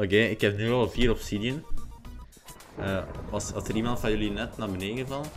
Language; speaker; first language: Dutch; native; Dutch